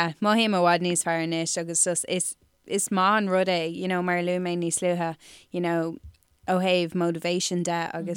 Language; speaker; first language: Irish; non-native, local second language; English